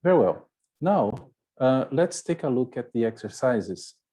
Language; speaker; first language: English; non-native, fluent; Portuguese